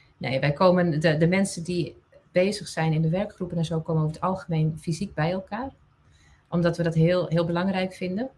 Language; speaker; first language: Dutch; non-native, local second language; Western Frisian